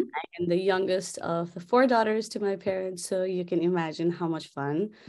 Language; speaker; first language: English; non-native, local second language; Nepali